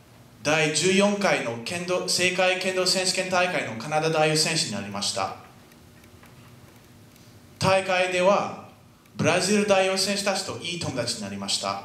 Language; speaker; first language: Japanese; non-native, fluent; French